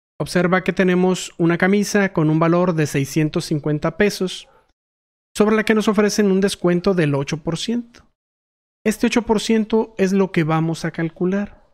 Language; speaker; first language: Spanish; native; Spanish